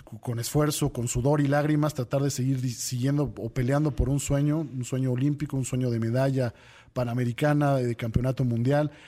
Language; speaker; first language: Spanish; native; Spanish